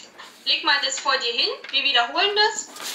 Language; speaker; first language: German; native; German